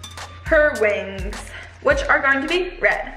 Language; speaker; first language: English; native; English